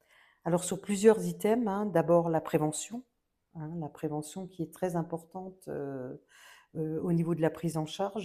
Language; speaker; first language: French; native; French